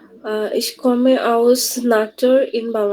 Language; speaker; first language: German; non-native, learner; Bangla